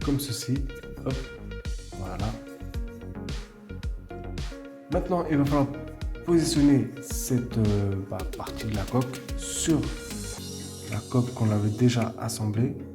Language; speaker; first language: French; native; French